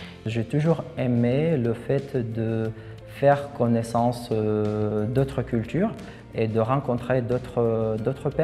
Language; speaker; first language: French; non-native, fluent; Arabic